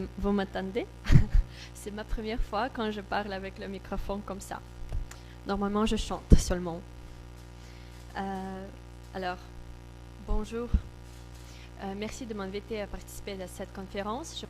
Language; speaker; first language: French; non-native, learner; Russian